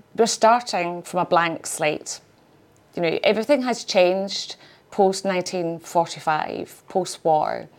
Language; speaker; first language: English; native; English